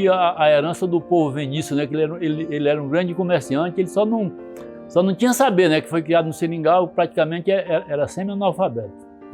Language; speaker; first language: Portuguese; native; Portuguese